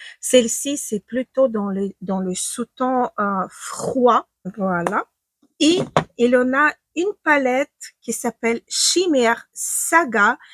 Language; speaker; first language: French; non-native, fluent; Ukrainian